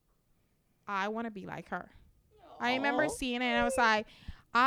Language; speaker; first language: English; non-native, fluent; Spanish